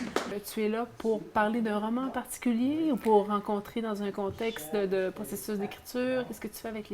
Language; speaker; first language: French; native; French